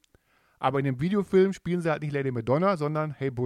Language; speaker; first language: German; native; German